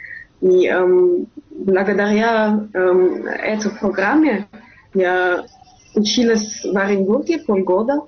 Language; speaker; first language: Russian; non-native, fluent; German